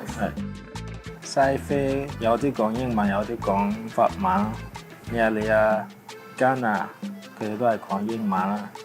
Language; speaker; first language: Cantonese; non-native, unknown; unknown